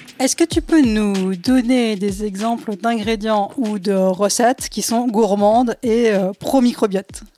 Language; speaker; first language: French; native; French